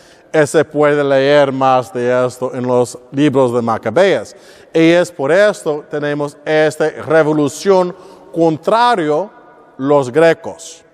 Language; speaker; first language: Spanish; non-native, learner; English